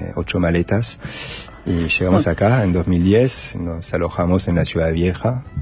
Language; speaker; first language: Spanish; non-native, fluent; French